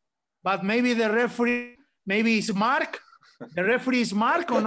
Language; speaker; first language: English; non-native, learner; Spanish